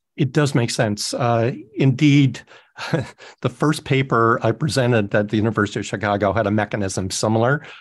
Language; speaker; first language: English; native; English